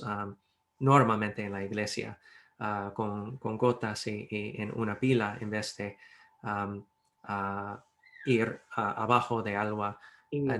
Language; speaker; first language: Spanish; non-native, fluent; English